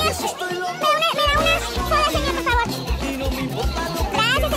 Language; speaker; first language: Spanish; early bilingual, heritage; English